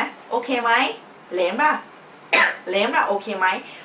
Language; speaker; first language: Portuguese; non-native, fluent; Thai